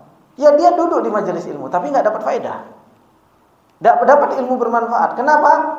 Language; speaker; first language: Indonesian; native; Indonesian